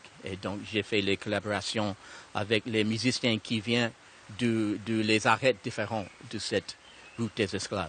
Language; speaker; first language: French; non-native, learner; English